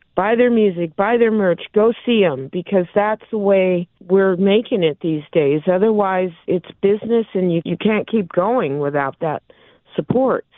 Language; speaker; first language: English; native; English